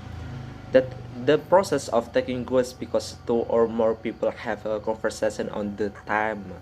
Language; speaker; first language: English; non-native, learner; Indonesian